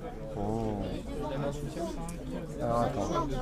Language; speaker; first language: French; native; French